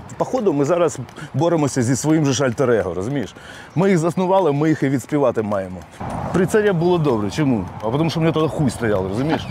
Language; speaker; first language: Ukrainian; non-native, local second language; Russian